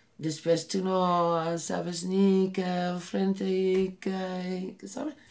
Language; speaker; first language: Spanish; non-native, learner; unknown